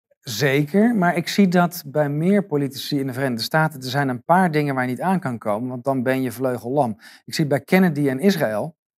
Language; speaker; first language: Dutch; native; Dutch